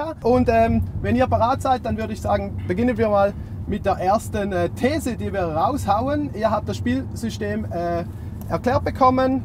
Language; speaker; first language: German; native; German